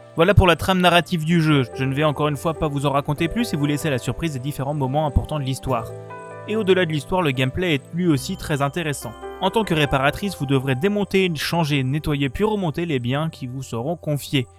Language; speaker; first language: French; native; French